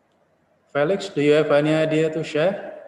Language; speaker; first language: English; non-native, learner; Indonesian